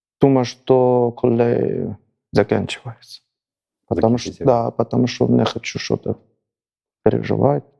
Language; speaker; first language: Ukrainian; non-native, learner; Chinese